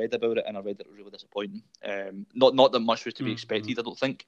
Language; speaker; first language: English; native; English